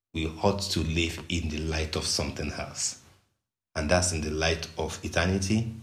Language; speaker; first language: English; non-native, local second language; Yoruba